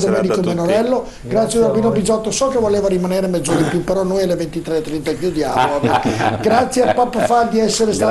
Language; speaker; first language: Italian; native; Italian